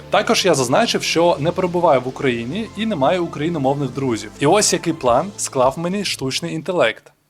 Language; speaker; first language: Ukrainian; non-native, local second language; Russian